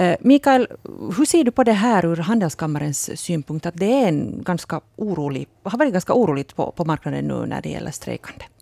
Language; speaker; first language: Swedish; native; Swedish